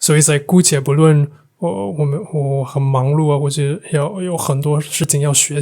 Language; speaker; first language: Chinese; non-native, fluent; English